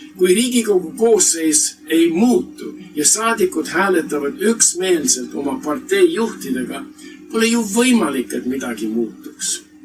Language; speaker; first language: Estonian; early bilingual, heritage; Estonian